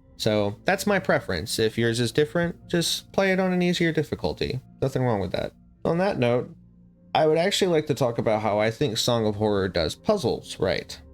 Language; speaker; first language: English; native; English